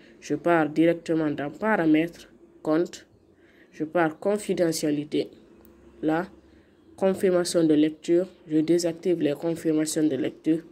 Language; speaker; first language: French; non-native, local second language; Fula